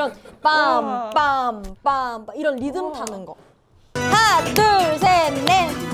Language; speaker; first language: Korean; native; Korean